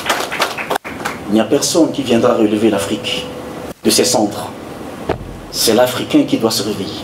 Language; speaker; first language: French; non-native, local second language; Sango